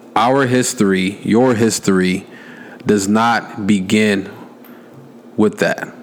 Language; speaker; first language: English; native; English